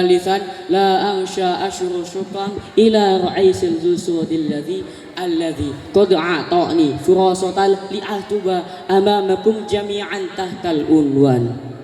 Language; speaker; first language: Arabic; non-native, learner; Indonesian